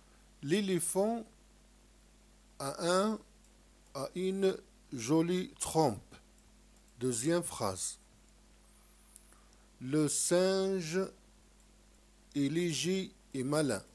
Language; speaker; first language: French; non-native, local second language; Arabic